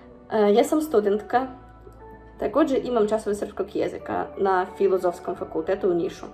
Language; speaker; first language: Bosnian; non-native, learner; Russian